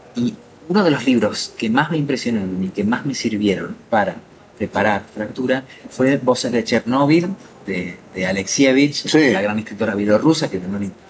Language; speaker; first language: Spanish; native; Spanish